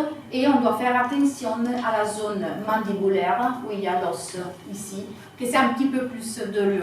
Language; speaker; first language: French; non-native, fluent; Italian